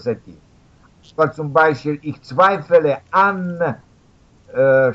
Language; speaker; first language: German; non-native, learner; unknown